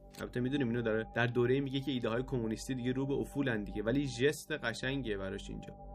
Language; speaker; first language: Persian; native; Persian